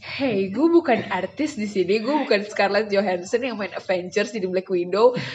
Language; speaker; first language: Indonesian; native; Indonesian